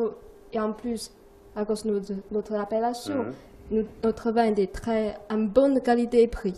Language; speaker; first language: French; non-native, learner; Chinese